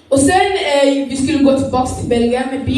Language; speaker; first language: Swedish; early bilingual, other home language; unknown